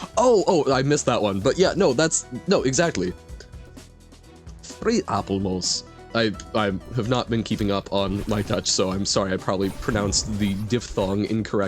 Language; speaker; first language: English; native; English